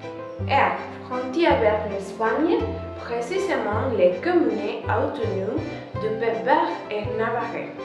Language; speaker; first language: French; non-native, learner; Spanish